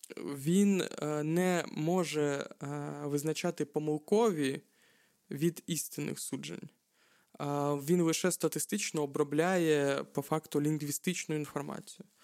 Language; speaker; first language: Ukrainian; non-native, local second language; Russian